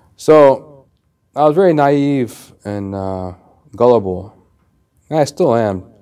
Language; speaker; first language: English; native; English